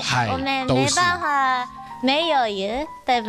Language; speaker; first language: Chinese; non-native, fluent; Japanese